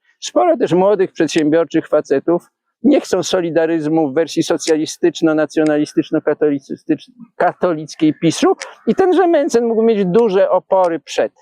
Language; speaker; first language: Polish; native; Polish